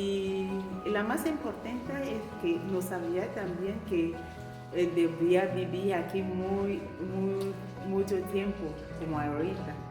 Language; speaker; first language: Spanish; non-native, learner; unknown